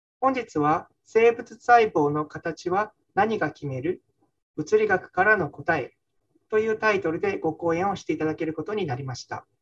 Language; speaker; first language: Japanese; native; Japanese